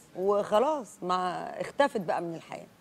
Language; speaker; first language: Arabic; native; Arabic